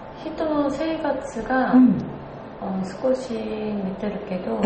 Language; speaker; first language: Japanese; non-native, learner; Korean